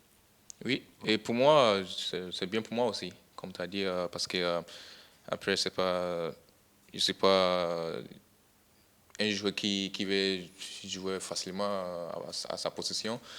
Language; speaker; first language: French; non-native, fluent; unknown